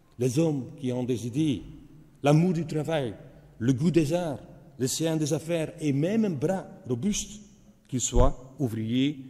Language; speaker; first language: French; non-native, local second language; Dutch